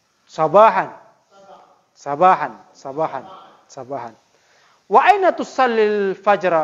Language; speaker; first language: Arabic; non-native, fluent; Indonesian